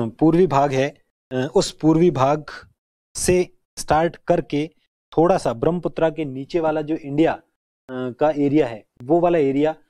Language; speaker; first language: Hindi; native; Hindi